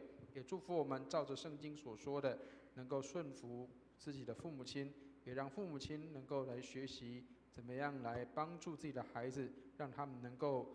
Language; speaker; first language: Chinese; native; Chinese